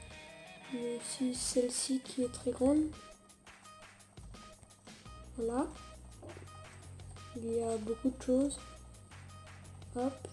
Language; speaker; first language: French; native; French